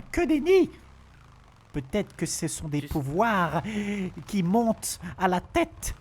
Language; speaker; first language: French; native; French